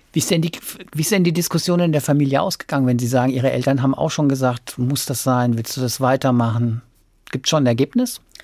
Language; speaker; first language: German; native; German